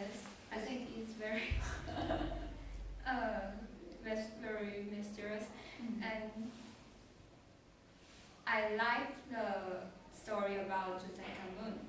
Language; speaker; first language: English; non-native, learner; Chinese